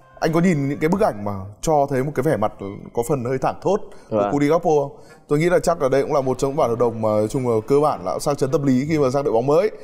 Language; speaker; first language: Vietnamese; native; Vietnamese